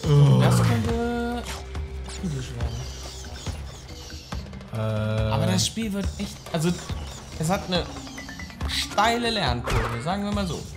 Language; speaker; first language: German; native; German